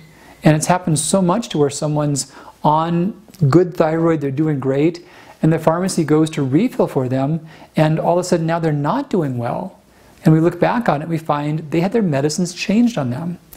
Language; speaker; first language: English; native; English